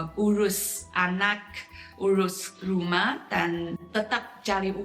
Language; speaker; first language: Indonesian; non-native, fluent; Chinese